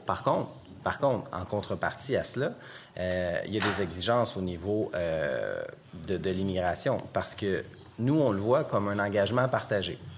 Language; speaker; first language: French; native; French